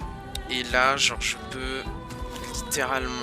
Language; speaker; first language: French; native; French